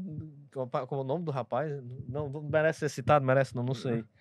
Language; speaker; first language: Portuguese; native; Portuguese